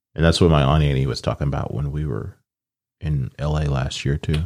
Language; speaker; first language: English; early bilingual, other home language; Yoruba